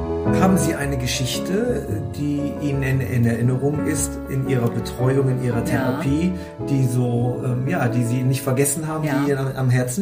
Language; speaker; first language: German; native; German